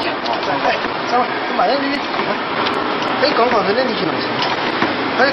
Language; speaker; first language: Chinese; native; Chinese